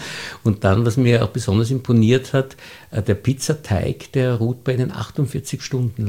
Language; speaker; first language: German; native; German